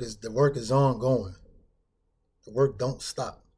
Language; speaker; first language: English; native; English